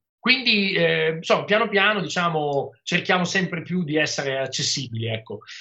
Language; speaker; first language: Italian; native; Italian